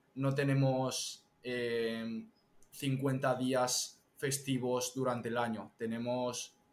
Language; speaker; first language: Spanish; early bilingual, other home language; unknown